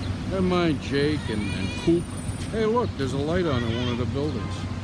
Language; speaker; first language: English; native; English